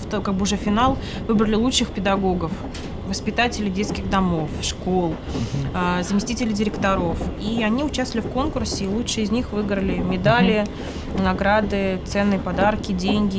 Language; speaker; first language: Russian; native; Russian